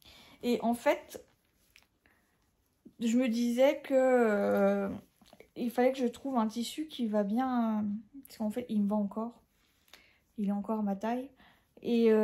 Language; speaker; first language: French; native; French